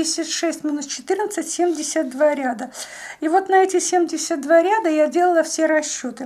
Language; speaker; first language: Russian; native; Russian